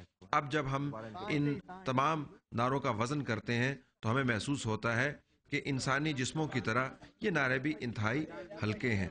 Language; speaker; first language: Urdu; native; Urdu